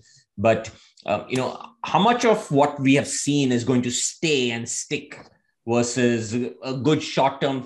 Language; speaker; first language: English; non-native, local second language; Hindi